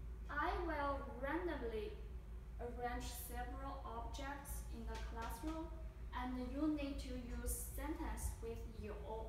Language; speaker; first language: English; non-native, fluent; Chinese